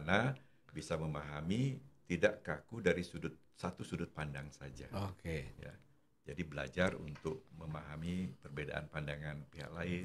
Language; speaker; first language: Indonesian; non-native, local second language; Javanese